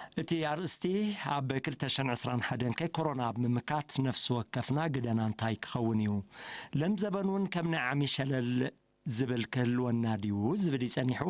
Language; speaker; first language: Tigrinya; native; Tigrinya